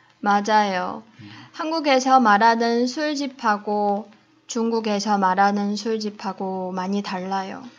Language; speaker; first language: Korean; non-native, fluent; Chinese